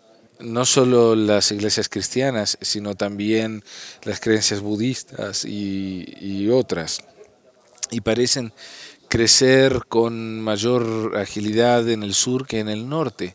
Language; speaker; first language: Spanish; non-native, fluent; English